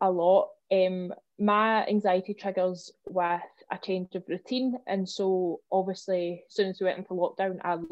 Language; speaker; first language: English; native; English